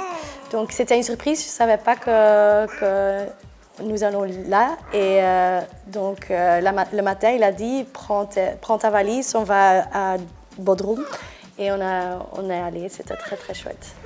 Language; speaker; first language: French; non-native, local second language; Dutch